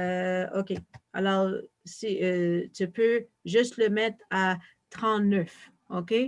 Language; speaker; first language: French; non-native, fluent; English